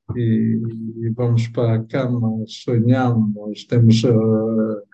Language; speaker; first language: Portuguese; non-native, fluent; Tetum